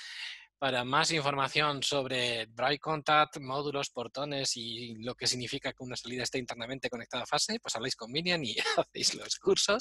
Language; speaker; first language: Spanish; native; Spanish